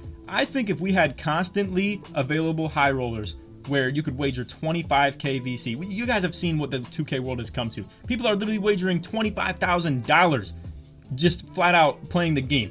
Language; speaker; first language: English; native; English